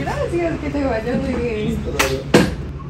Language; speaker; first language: Spanish; non-native, learner; English